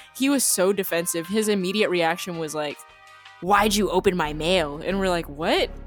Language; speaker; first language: English; native; English